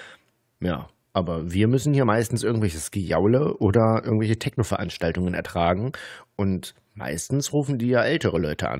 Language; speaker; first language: German; native; German